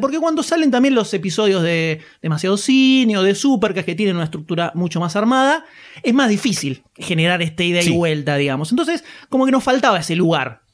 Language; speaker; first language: Spanish; native; Spanish